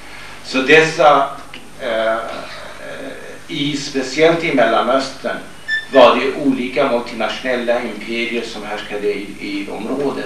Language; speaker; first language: Swedish; non-native, fluent; Kurdish